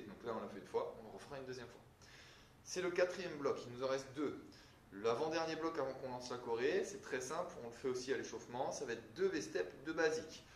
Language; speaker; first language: French; native; French